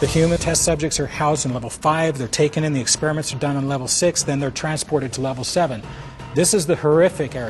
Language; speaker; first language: English; native; English